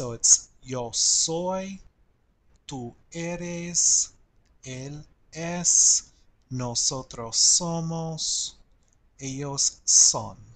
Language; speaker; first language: Spanish; non-native, learner; English